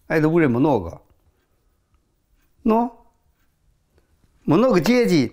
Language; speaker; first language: Russian; non-native, learner; Chinese